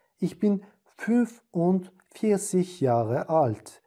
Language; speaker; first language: German; non-native, fluent; Turkish